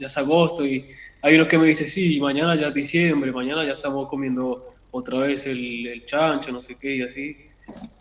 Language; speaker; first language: Spanish; native; Spanish